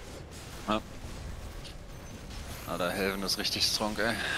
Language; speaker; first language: German; native; German